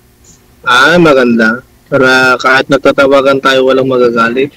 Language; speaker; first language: Filipino; non-native, local second language; Iloko